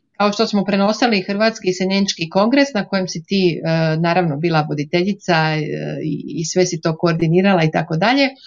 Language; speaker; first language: Croatian; native; Croatian